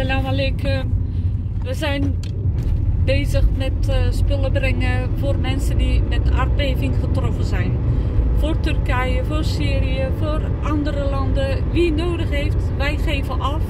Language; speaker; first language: Dutch; non-native, fluent; Turkish